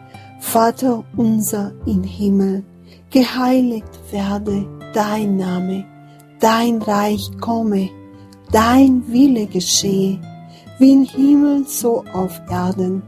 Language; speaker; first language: German; non-native, fluent; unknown